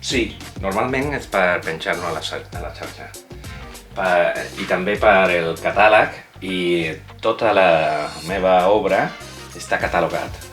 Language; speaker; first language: Catalan; non-native, local second language; Spanish